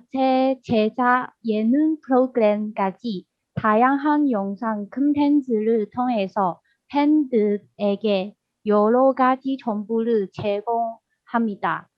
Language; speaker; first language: Korean; non-native, learner; Chinese